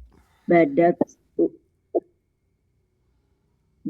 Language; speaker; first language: Arabic; non-native, learner; Indonesian